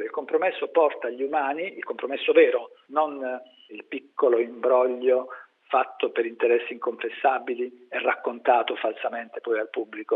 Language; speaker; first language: Italian; native; Italian